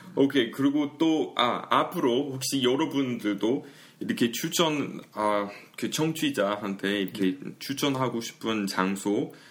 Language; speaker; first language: Korean; non-native, fluent; English